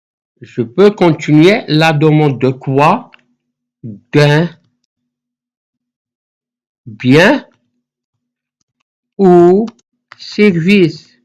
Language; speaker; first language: French; non-native, fluent; Arabic